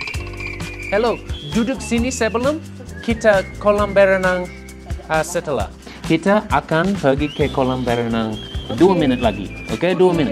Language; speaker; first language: Indonesian; non-native, learner; English